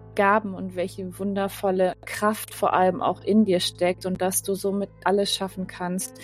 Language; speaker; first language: German; native; German